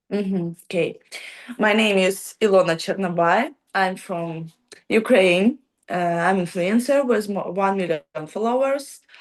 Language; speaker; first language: English; non-native, learner; Ukrainian